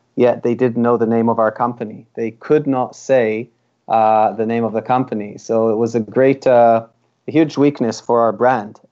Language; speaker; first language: English; early bilingual, other home language; Hebrew